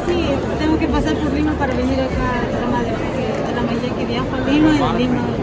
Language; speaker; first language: Spanish; native; Spanish